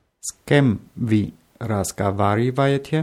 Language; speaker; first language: Russian; non-native, learner; German